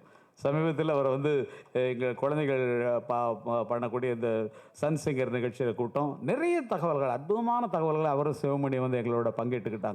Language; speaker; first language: Tamil; native; Tamil